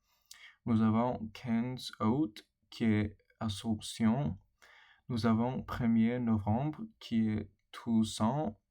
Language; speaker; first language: French; non-native, learner; English